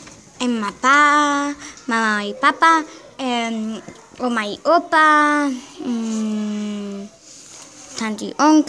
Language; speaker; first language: Spanish; early bilingual, heritage; Spanish